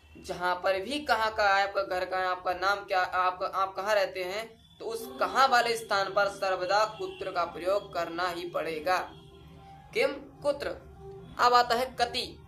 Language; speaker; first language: Hindi; native; Hindi